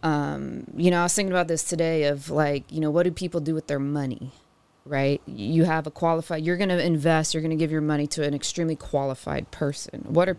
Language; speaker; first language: English; native; English